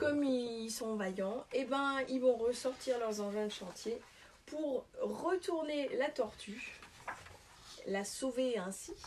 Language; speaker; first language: French; native; French